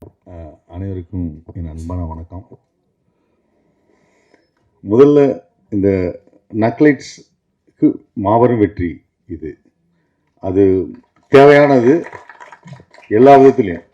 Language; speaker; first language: Tamil; native; Tamil